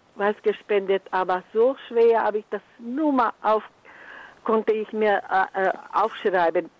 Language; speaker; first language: German; non-native, fluent; Croatian